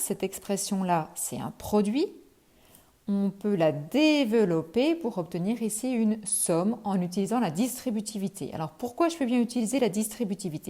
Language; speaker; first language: French; native; French